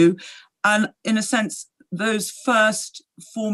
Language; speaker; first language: English; native; English